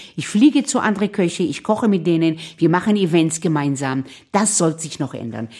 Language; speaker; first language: German; non-native, fluent; Hebrew